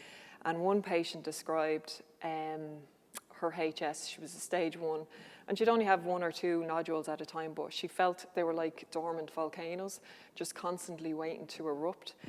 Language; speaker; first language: English; native; English